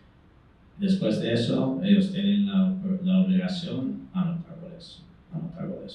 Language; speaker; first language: Spanish; non-native, fluent; English